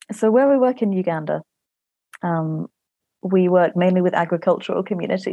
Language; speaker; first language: English; native; English